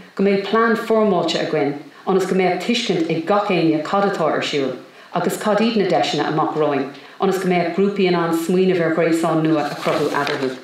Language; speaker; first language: Irish; non-native, local second language; English